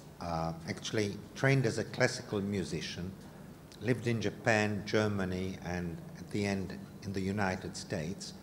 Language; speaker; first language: English; non-native, fluent; Hungarian